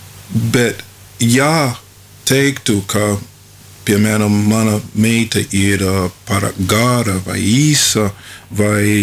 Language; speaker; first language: Latvian; non-native, fluent; English